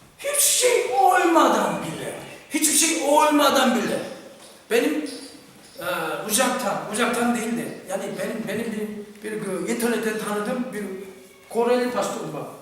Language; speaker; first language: Turkish; non-native, fluent; Korean